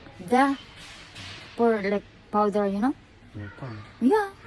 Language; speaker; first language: English; non-native, learner; Filipino